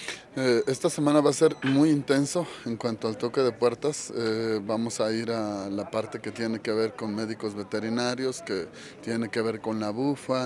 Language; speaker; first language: Spanish; native; Spanish